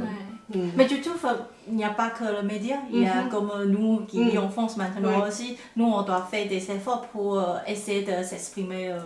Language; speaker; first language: French; non-native, fluent; Chinese